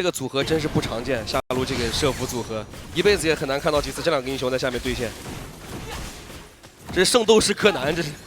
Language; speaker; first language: Chinese; native; Chinese